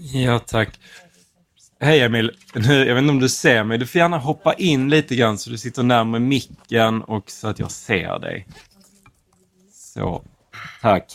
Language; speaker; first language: Swedish; native; Swedish